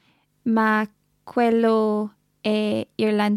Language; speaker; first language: Italian; non-native, learner; English